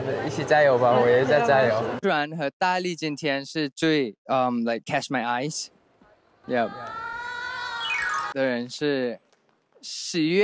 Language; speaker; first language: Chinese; non-native, learner; Thai